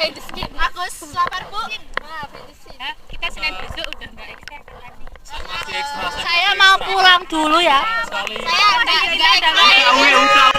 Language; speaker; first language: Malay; non-native, local second language; Javanese